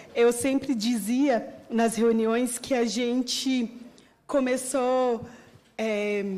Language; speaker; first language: Portuguese; native; Portuguese